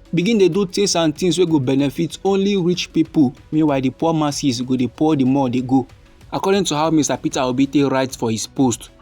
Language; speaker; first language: Nigerian Pidgin; native; Nigerian Pidgin